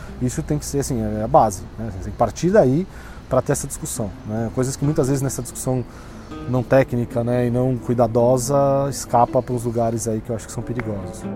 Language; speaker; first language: Portuguese; native; Portuguese